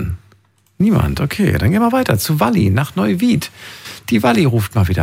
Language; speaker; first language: German; native; German